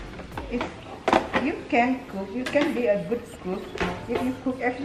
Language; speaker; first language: English; non-native, learner; Indonesian